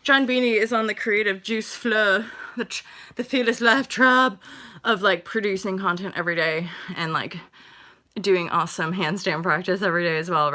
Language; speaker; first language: English; native; English